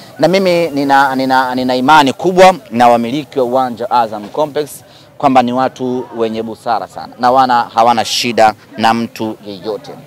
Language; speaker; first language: Swahili; native; Swahili